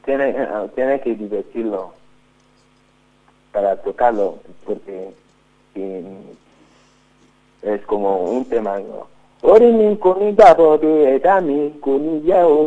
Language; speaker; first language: Spanish; non-native, learner; Yoruba